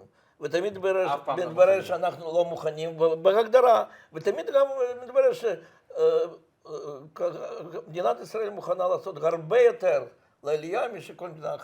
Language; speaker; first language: Hebrew; non-native, fluent; Russian